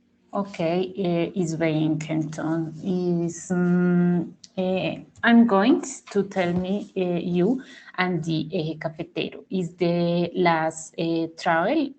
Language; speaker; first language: English; non-native, learner; Spanish